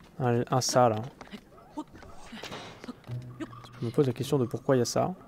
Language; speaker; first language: French; native; French